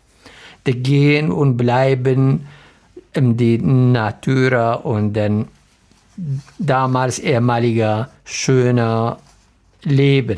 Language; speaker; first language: German; non-native, learner; Arabic